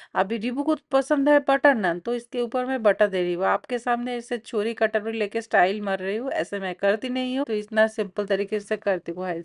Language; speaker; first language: Hindi; non-native, local second language; Bangla